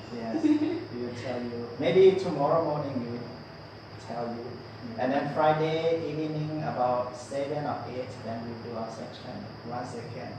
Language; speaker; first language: English; non-native, learner; Lao